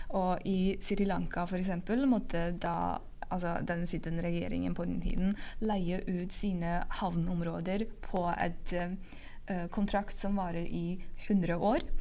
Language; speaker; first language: Norwegian; non-native, fluent; Uyghur